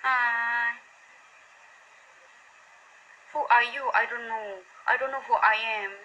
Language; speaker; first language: English; non-native, learner; Korean